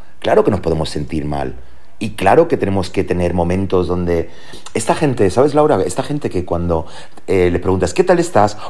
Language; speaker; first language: Spanish; early bilingual, heritage; Spanish